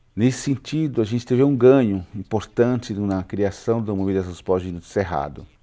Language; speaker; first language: Portuguese; non-native, local second language; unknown